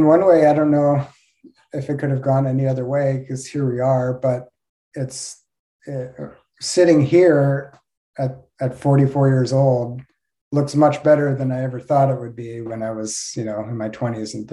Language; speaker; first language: English; native; English